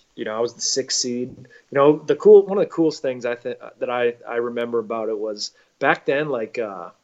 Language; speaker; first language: English; native; English